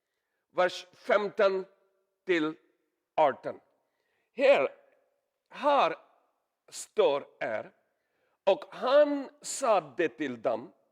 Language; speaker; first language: Swedish; non-native, learner; Urdu